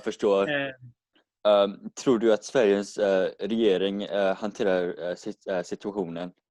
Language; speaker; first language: Swedish; non-native, learner; English